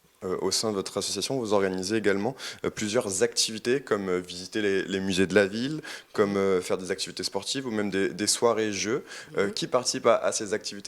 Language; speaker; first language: French; native; French